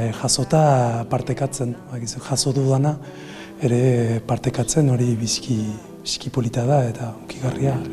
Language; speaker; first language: Basque; non-native, fluent; Spanish